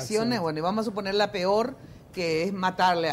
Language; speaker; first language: Spanish; native; Spanish